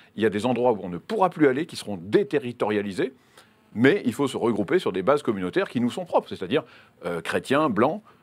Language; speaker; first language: French; native; French